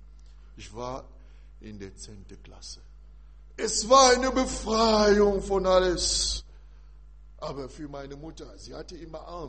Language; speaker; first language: German; non-native, learner; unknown